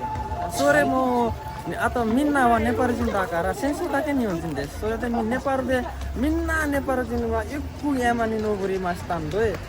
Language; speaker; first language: Japanese; non-native, learner; Nepali